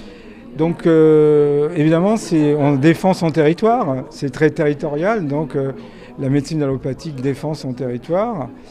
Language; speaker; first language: French; native; French